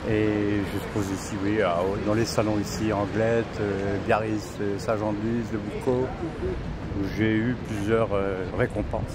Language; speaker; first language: French; native; French